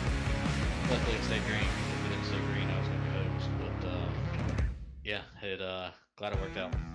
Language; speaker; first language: English; native; English